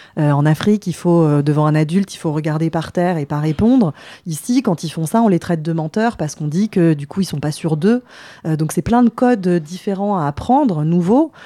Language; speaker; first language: French; native; French